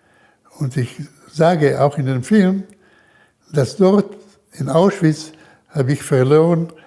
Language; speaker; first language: German; early bilingual, heritage; German